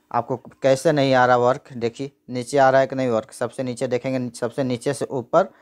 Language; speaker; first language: Hindi; native; Hindi